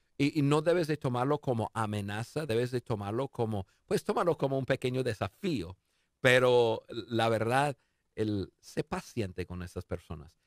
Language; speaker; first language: Spanish; non-native, fluent; English